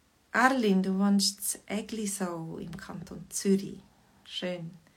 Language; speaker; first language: German; native; German